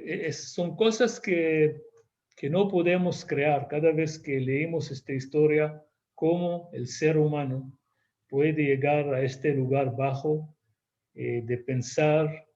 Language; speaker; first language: Spanish; non-native, fluent; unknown